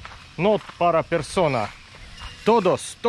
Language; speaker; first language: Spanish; non-native, learner; Russian